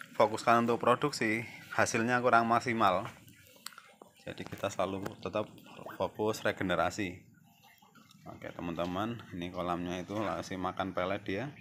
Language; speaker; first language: Indonesian; non-native, local second language; Javanese